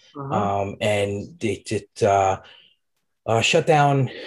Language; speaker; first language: English; native; English